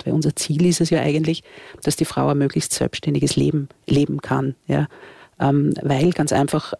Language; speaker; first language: German; native; German